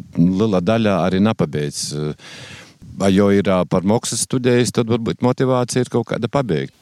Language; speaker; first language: Latvian; native; Latvian